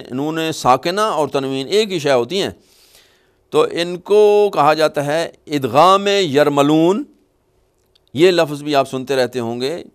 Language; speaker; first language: Urdu; non-native, local second language; Punjabi